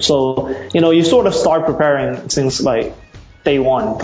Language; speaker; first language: English; early bilingual, other home language; Chinese